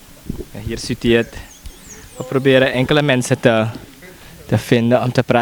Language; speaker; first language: Dutch; non-native, local second language; Sranan Tongo